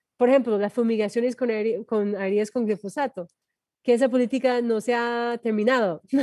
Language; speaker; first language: Spanish; non-native, fluent; English